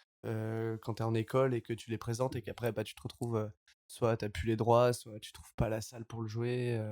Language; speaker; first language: French; native; French